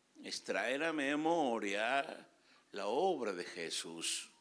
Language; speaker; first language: Spanish; native; Spanish